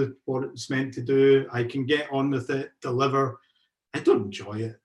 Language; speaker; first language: English; native; English